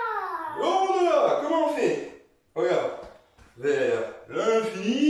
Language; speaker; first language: French; native; French